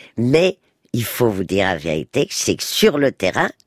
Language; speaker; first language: French; early bilingual, other home language; Spanish